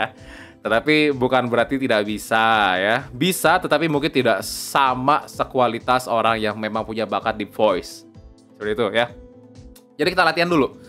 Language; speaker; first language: Indonesian; native; Indonesian